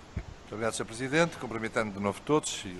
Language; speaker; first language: Portuguese; native; Portuguese